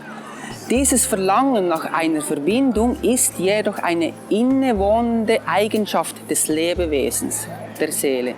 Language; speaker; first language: German; non-native, fluent; English